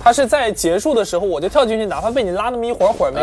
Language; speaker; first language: Chinese; native; Chinese